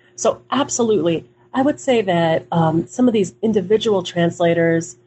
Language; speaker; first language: English; early bilingual, other home language; Hebrew